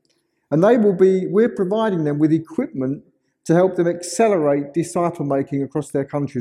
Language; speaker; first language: English; native; English